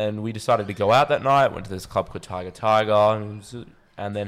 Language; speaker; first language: English; native; English